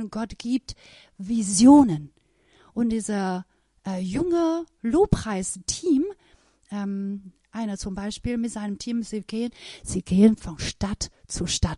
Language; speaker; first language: German; non-native, fluent; Persian